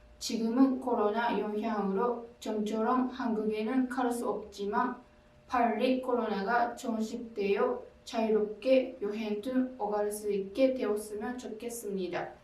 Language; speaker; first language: Korean; non-native, learner; Japanese